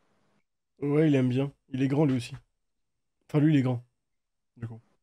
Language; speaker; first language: French; native; French